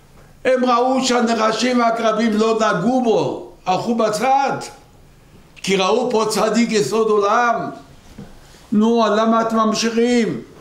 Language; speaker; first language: Hebrew; non-native, local second language; Yiddish